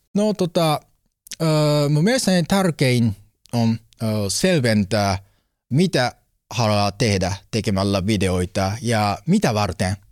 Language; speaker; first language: Finnish; non-native, learner; Japanese